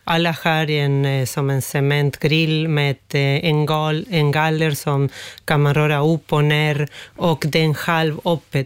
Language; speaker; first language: Swedish; non-native, fluent; Spanish